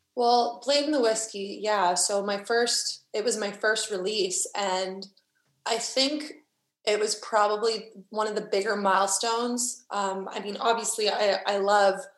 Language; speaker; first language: English; native; English